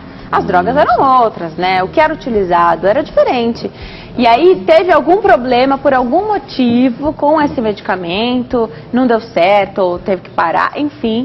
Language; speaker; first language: Portuguese; native; Portuguese